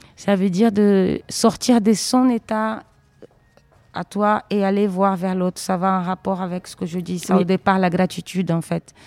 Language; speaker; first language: French; non-native, fluent; Portuguese